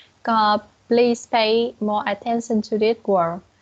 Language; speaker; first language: English; non-native, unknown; Vietnamese